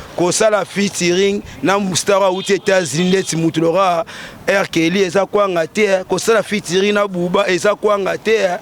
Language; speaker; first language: Lingala; native; Lingala